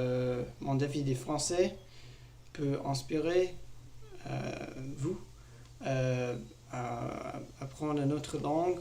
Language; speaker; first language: French; non-native, learner; English